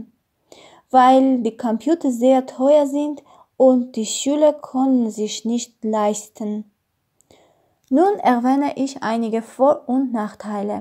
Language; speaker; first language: German; non-native, learner; Armenian